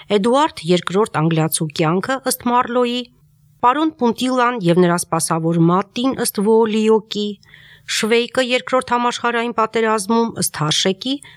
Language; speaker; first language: Armenian; native; Armenian